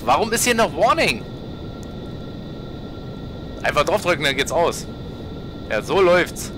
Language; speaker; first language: German; native; German